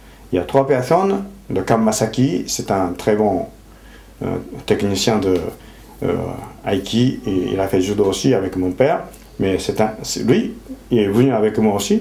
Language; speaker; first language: French; non-native, fluent; Japanese